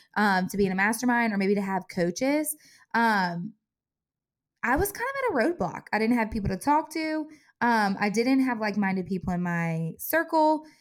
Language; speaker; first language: English; native; English